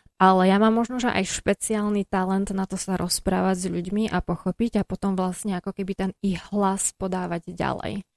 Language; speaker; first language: Slovak; native; Slovak